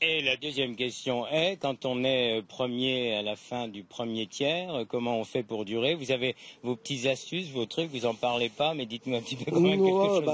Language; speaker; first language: French; native; French